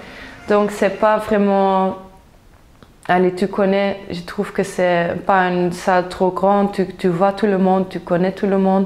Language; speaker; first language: French; non-native, local second language; Dutch